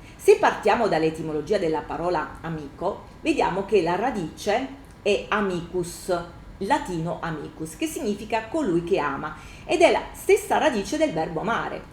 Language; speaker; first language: Italian; native; Italian